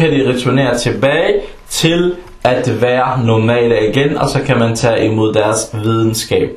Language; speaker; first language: Danish; non-native, fluent; Arabic